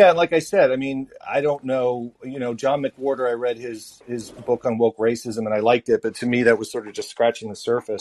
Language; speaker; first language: English; native; English